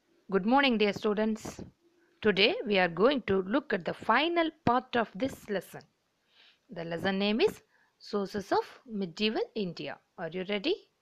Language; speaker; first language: English; non-native, local second language; Tamil